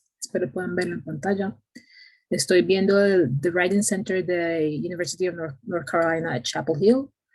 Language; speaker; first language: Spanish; native; Spanish